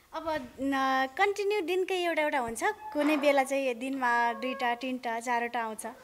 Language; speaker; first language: Nepali; non-native, local second language; Dangaura Tharu